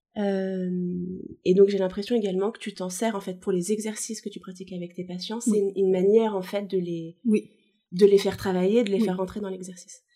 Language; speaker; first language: French; native; French